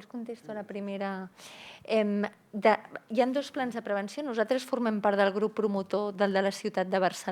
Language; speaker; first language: Catalan; native; Catalan